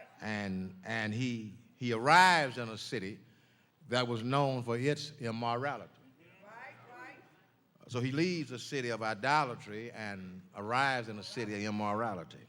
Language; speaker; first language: English; native; English